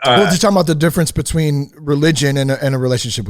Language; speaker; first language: English; native; English